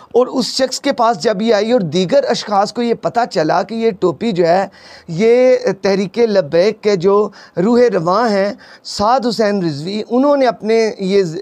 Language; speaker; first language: Urdu; non-native, local second language; Punjabi